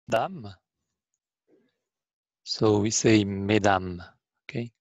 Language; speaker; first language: English; non-native, learner; Arabic